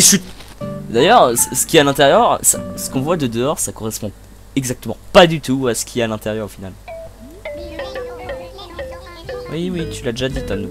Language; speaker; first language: French; native; French